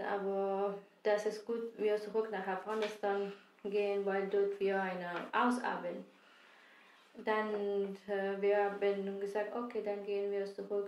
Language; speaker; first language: German; non-native, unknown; Persian